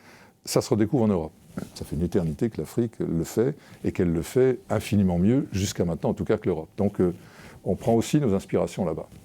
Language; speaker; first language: French; native; French